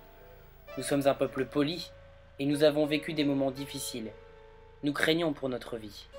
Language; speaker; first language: French; native; French